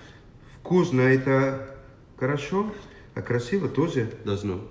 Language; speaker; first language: Russian; non-native, learner; Italian